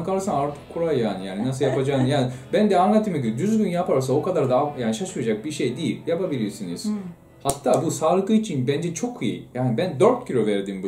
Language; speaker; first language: Turkish; non-native, fluent; Japanese